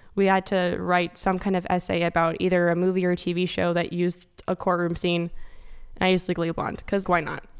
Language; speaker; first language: English; early bilingual, other home language; Italian